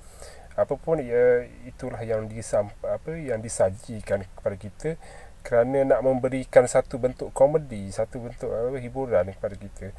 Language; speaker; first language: Malay; native; Malay